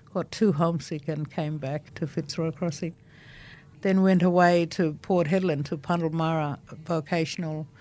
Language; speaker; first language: English; non-native, local second language; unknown